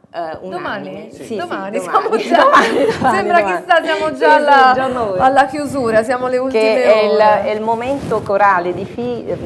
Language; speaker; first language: Italian; native; Italian